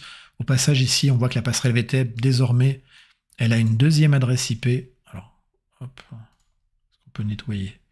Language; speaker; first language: French; native; French